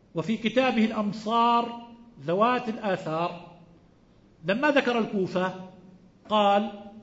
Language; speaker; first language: Arabic; native; Arabic